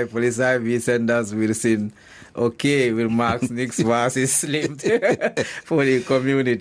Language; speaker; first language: German; non-native, learner; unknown